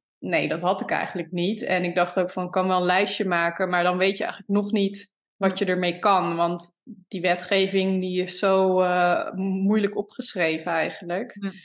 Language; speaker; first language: Dutch; native; Dutch